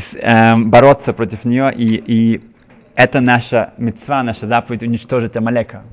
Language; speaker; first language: Russian; native; Russian